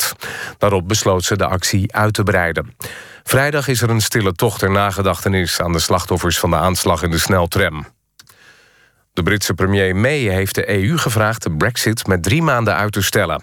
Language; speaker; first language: Dutch; native; Dutch